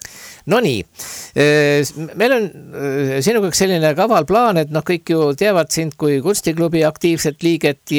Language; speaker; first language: Estonian; native; Estonian